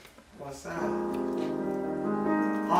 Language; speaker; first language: Haitian Creole; early bilingual, heritage; English